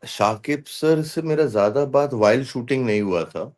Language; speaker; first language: Bangla; non-native, local second language; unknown